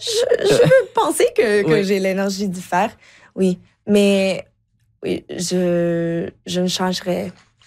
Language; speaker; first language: French; non-native, local second language; English